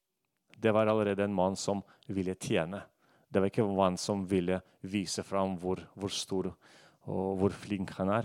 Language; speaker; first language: Norwegian; non-native, fluent; Russian